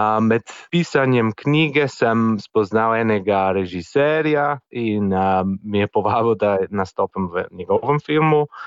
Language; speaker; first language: Slovenian; non-native, fluent; English